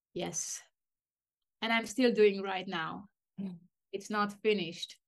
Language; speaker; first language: English; non-native, fluent; Romanian